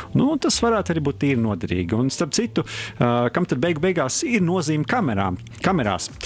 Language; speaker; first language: Latvian; native; Latvian